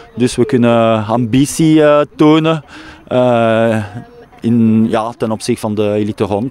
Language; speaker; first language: Dutch; non-native, local second language; French